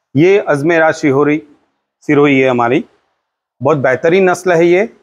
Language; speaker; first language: Hindi; non-native, local second language; Gujarati